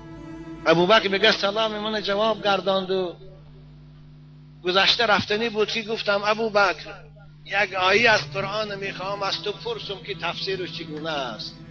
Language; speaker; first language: Persian; native; Persian